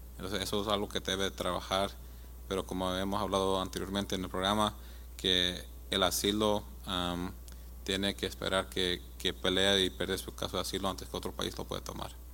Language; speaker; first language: Spanish; early bilingual, heritage; Spanish